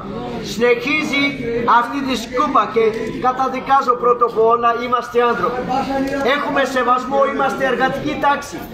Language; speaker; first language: Greek; non-native, fluent; Urdu